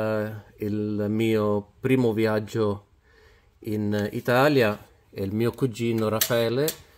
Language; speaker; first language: Italian; early bilingual, heritage; Italian